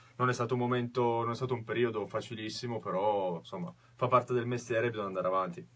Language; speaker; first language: Italian; native; Italian